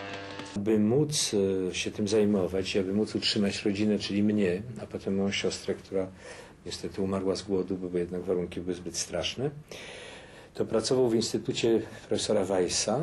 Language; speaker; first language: Polish; native; Polish